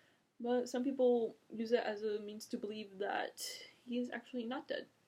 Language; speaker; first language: English; native; English